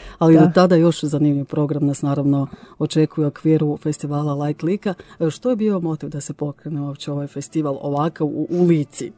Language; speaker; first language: Croatian; native; Croatian